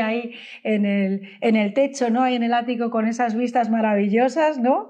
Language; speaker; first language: Spanish; native; Spanish